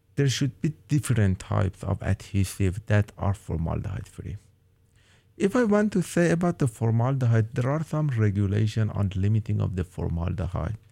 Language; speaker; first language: English; non-native, fluent; Persian